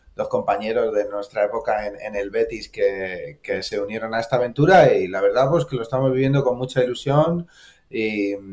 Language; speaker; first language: Spanish; native; Spanish